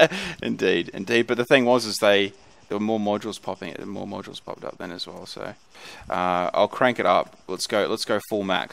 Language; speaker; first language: English; native; English